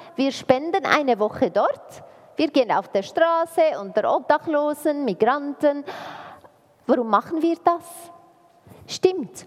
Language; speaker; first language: German; non-native, fluent; Arabic